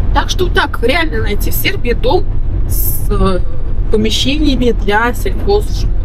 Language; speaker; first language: Russian; native; Russian